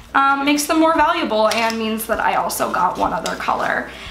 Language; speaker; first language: English; native; English